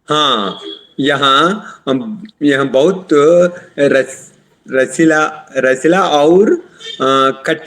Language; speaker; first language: Hindi; non-native, learner; Telugu